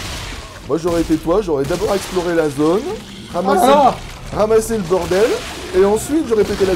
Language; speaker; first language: French; native; French